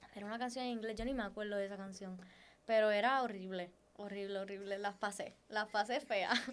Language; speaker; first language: Spanish; native; Spanish